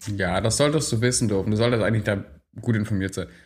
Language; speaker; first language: German; early bilingual, other home language; Turkish